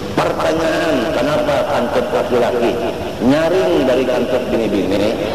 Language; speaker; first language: Malay; non-native, local second language; Banjar